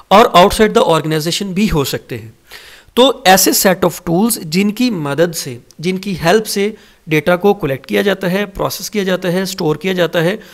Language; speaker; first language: Hindi; native; Hindi